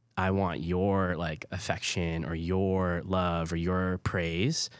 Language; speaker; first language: English; early bilingual, other home language; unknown